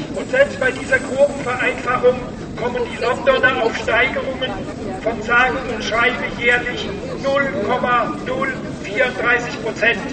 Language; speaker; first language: German; native; German